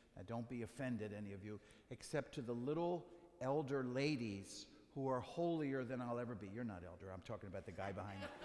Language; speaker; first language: English; native; English